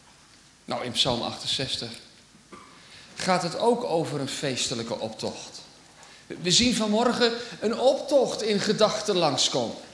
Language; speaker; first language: Dutch; native; Dutch